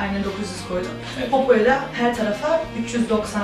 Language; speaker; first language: Turkish; early bilingual, heritage; Turkish